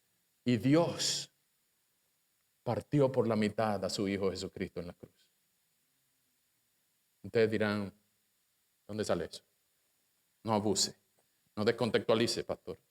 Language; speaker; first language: Spanish; native; Spanish